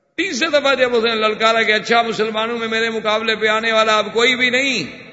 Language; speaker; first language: Urdu; native; Urdu